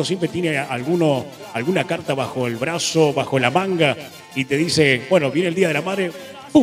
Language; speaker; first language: Spanish; native; Spanish